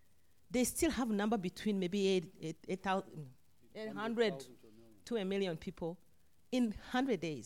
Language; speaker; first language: English; non-native, local second language; Kinyarwanda